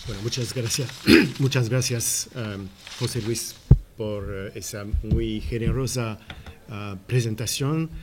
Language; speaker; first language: Spanish; non-native, learner; French